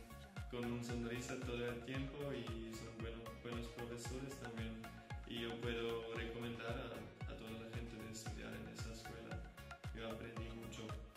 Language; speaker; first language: Spanish; non-native, learner; German